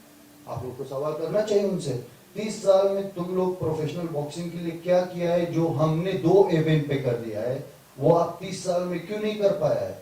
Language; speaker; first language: Hindi; non-native, fluent; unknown